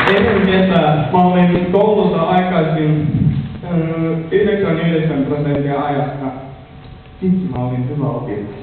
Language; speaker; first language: Finnish; non-native, learner; English